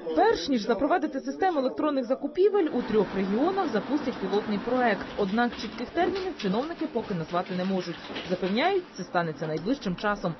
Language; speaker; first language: Ukrainian; native; Ukrainian